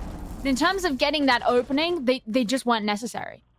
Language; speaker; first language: English; native; English